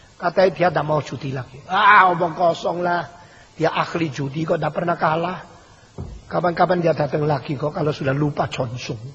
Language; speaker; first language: Indonesian; early bilingual, other home language; Min Nan Chinese